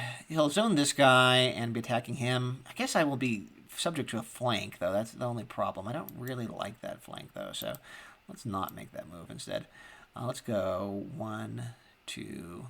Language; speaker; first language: English; native; English